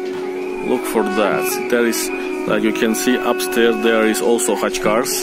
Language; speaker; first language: English; non-native, learner; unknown